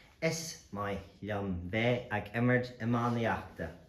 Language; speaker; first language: Irish; non-native, local second language; English